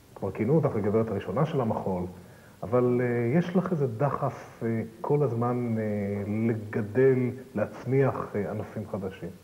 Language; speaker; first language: Hebrew; native; Hebrew